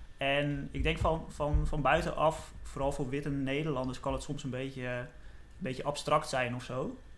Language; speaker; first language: Dutch; native; Dutch